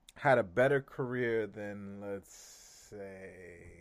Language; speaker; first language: English; native; English